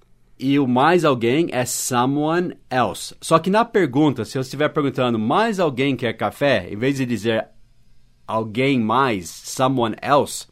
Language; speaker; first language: Portuguese; non-native, fluent; English